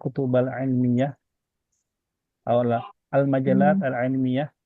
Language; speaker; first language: Arabic; non-native, fluent; Indonesian